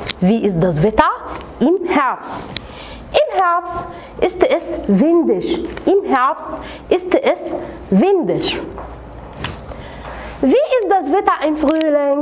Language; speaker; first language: German; non-native, fluent; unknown